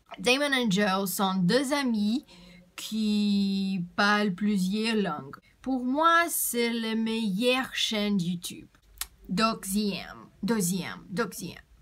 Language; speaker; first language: French; non-native, learner; Portuguese